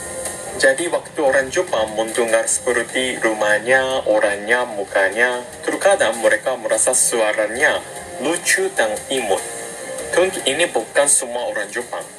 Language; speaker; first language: Indonesian; non-native, fluent; Japanese